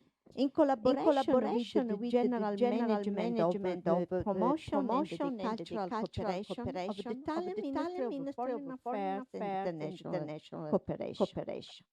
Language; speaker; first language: English; non-native, fluent; Italian